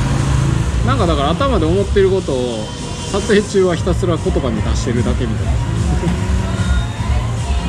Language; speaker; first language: Japanese; native; Japanese